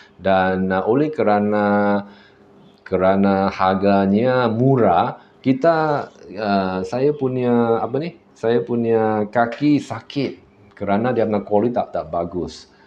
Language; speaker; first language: Malay; non-native, local second language; Chinese